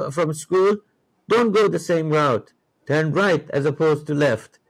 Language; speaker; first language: English; non-native, fluent; Persian